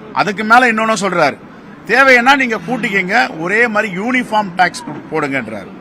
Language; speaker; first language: Tamil; native; Tamil